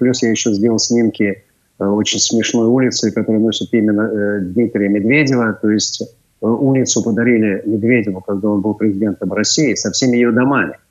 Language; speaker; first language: Russian; native; Russian